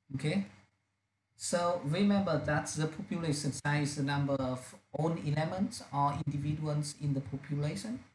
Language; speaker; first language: English; non-native, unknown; Vietnamese